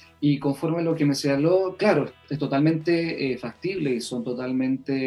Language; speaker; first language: Spanish; native; Spanish